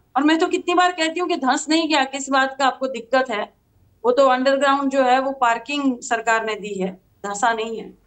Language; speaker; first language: Hindi; non-native, local second language; Gujarati